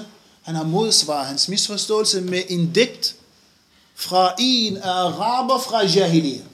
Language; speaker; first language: Danish; non-native, fluent; Arabic